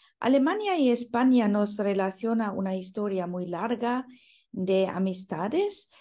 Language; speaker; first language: Spanish; non-native, fluent; German